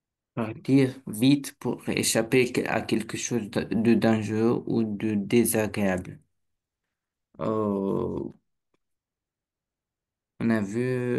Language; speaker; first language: French; non-native, learner; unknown